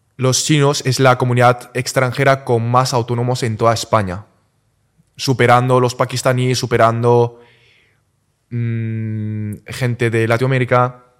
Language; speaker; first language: Spanish; early bilingual, other home language; Chinese